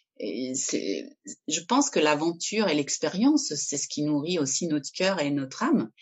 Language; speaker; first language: French; early bilingual, other home language; Spanish